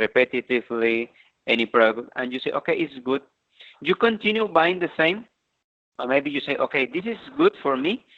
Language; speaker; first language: English; non-native, fluent; Spanish